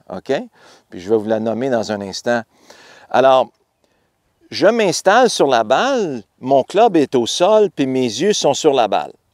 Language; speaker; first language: French; native; French